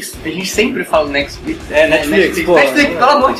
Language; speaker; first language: Portuguese; native; Portuguese